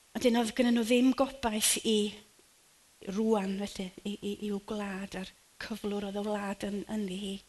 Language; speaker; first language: Welsh; native; Welsh